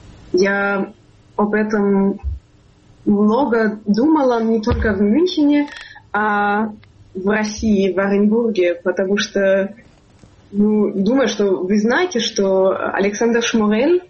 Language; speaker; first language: Russian; non-native, fluent; German